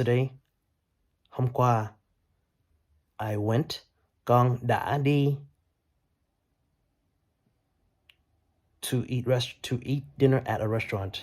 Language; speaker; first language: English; early bilingual, other home language; Vietnamese